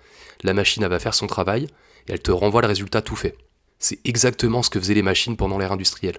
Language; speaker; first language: French; native; French